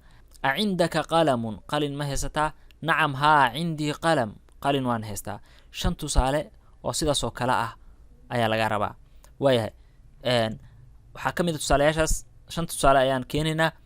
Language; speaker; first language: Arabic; non-native, local second language; Somali